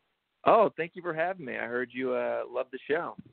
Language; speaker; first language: English; native; English